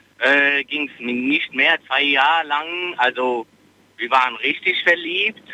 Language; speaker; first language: German; non-native, fluent; Arabic